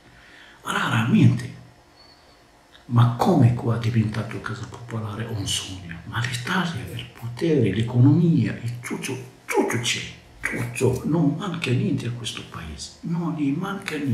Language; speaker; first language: Italian; non-native, learner; Arabic